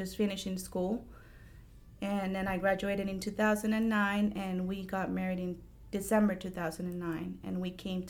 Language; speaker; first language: English; non-native, fluent; Spanish